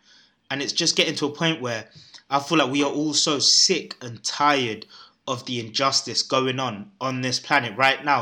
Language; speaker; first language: English; native; English